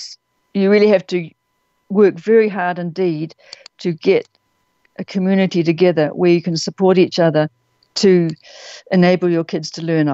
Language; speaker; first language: English; native; English